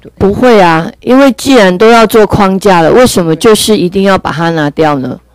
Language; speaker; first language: Chinese; native; Chinese